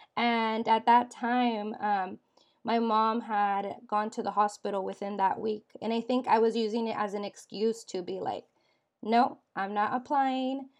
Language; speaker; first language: English; native; English